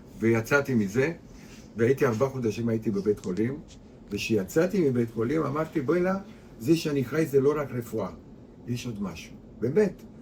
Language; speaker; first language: Hebrew; non-native, fluent; Romanian